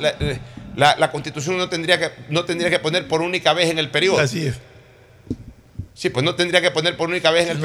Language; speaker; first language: Spanish; native; Spanish